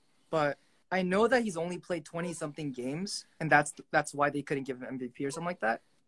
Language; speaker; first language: English; early bilingual, other home language; Korean